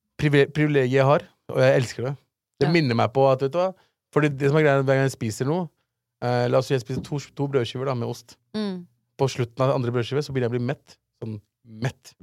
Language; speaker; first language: Norwegian; early bilingual, other home language; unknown